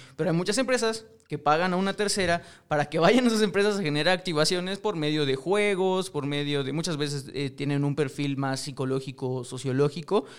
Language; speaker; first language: Spanish; native; Spanish